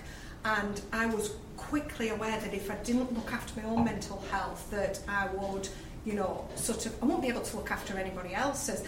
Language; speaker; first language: English; native; English